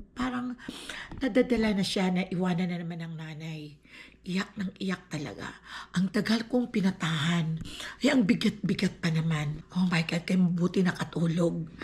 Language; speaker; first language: Filipino; non-native, local second language; Aklanon